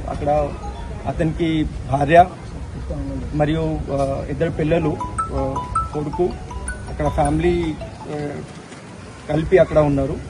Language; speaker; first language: Telugu; non-native, local second language; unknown